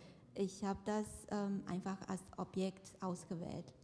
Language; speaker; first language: German; non-native, fluent; Chinese